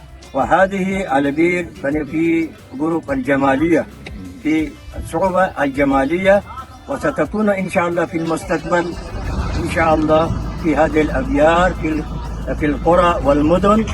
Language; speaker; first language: Arabic; non-native, learner; Urdu